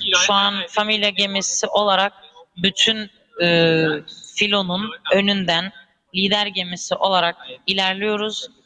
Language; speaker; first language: Turkish; early bilingual, heritage; Turkish